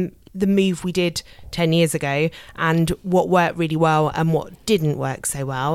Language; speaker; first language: English; native; English